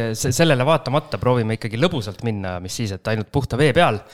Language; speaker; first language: Estonian; native; Estonian